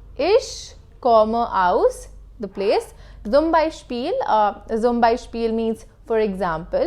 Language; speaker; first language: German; non-native, fluent; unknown